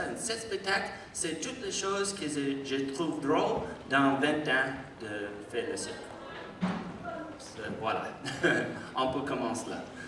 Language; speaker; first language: French; non-native, learner; English